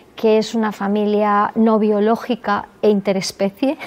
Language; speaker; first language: Spanish; non-native, local second language; Galician